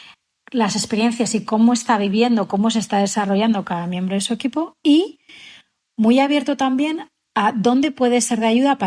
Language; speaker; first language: Spanish; native; Spanish